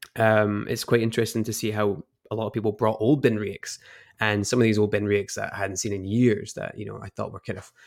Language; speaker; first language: English; native; English